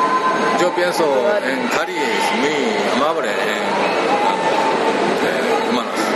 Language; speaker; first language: Spanish; non-native, learner; Japanese